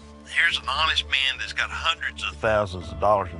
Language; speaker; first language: English; native; English